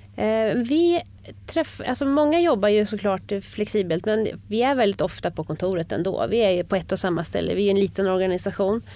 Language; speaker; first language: Swedish; native; Swedish